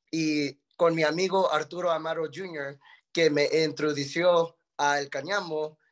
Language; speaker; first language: Spanish; early bilingual, heritage; Spanish